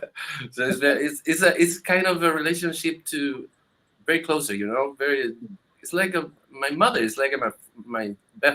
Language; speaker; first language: English; non-native, learner; Spanish